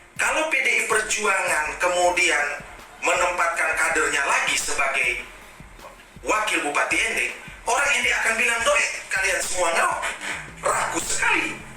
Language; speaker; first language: Indonesian; native; Indonesian